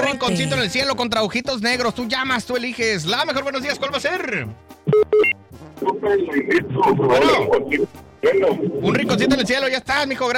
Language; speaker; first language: Spanish; native; Spanish